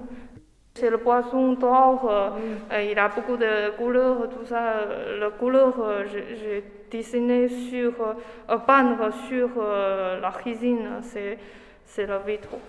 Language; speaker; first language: French; non-native, learner; Chinese